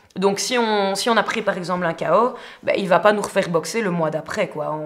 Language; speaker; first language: French; native; French